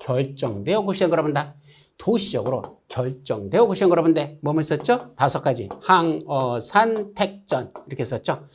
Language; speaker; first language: Korean; native; Korean